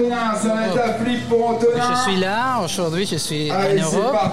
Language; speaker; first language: French; non-native, learner; Spanish